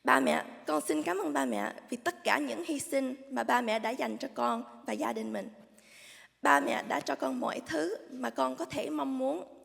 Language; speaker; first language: Vietnamese; early bilingual, heritage; Vietnamese